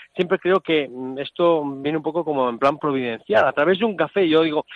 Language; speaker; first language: Spanish; native; Spanish